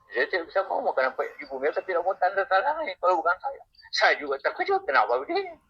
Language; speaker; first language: Indonesian; non-native, local second language; Buginese